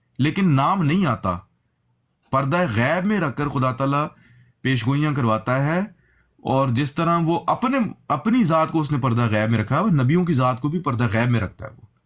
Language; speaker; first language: Urdu; native; Urdu